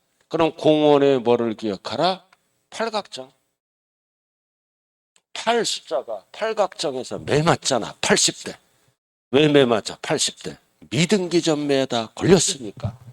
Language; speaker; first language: Korean; native; Korean